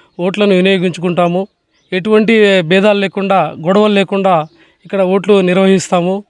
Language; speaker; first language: Telugu; non-native, local second language; Lambadi